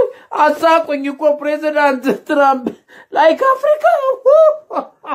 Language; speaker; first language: English; non-native, learner; Amharic